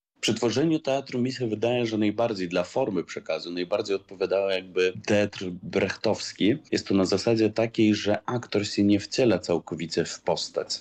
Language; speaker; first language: Polish; native; Polish